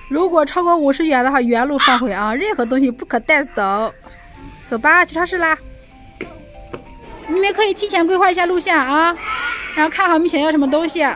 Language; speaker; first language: Chinese; native; Chinese